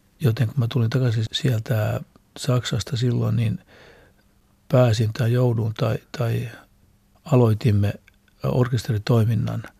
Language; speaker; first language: Finnish; non-native, local second language; Swedish